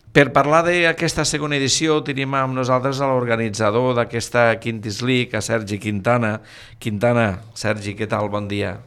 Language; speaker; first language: Catalan; native; Catalan